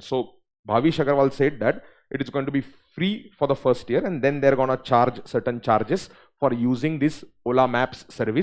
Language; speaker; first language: English; non-native, local second language; Hindi